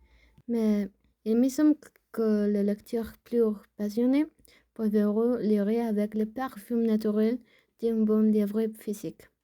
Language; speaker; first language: French; non-native, learner; Spanish